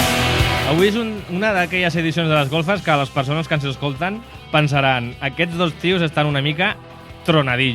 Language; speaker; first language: Catalan; native; Catalan